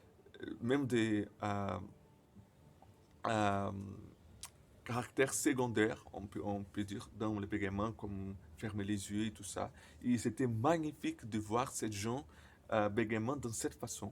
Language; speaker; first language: French; non-native, learner; Portuguese